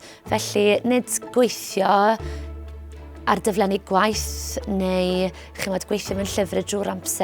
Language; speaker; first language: Welsh; native; Welsh